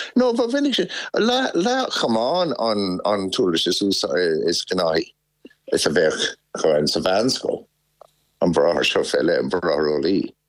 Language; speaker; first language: Irish; native; Irish